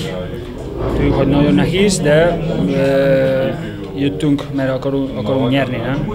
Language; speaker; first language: Hungarian; non-native, learner; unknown